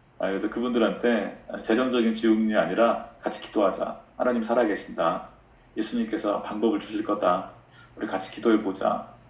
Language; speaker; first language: Korean; native; Korean